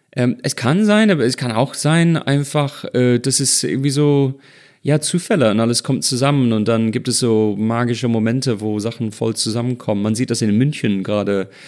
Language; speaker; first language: German; non-native, fluent; English